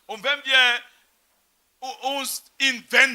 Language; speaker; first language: German; non-native, fluent; French